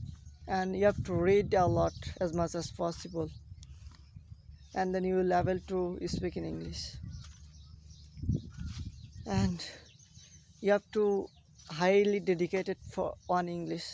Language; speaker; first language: English; non-native, learner; Bangla